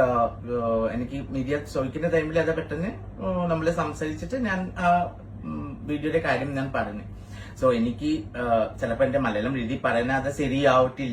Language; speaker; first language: Malayalam; non-native, fluent; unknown